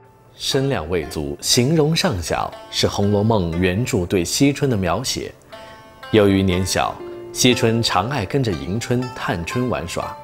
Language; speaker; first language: Chinese; native; Chinese